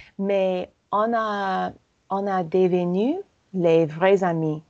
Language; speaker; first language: French; non-native, learner; English